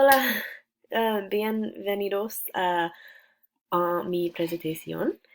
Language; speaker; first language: Spanish; non-native, learner; English